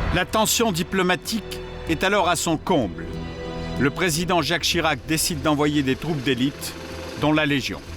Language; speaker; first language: French; native; French